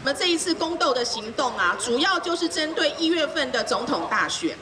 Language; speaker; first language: Chinese; native; Chinese